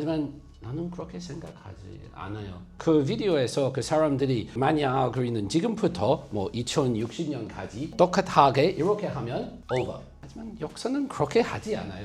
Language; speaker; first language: Korean; non-native, fluent; English